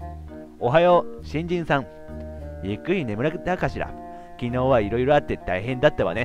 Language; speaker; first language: Japanese; native; Japanese